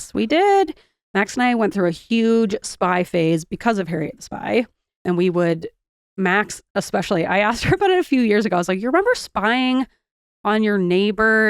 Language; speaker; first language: English; native; English